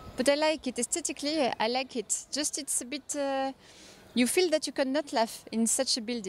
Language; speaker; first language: English; non-native, fluent; French